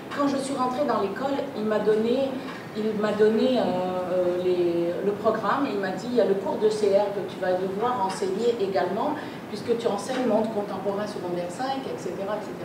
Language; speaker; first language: French; native; French